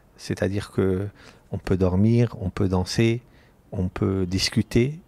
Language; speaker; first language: French; non-native, local second language; Arabic